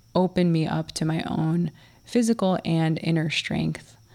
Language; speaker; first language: English; early bilingual, other home language; Russian